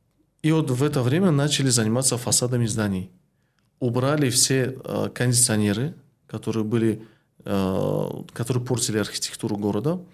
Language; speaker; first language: Russian; non-native, local second language; Tajik